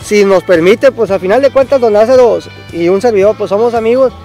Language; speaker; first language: Spanish; native; Spanish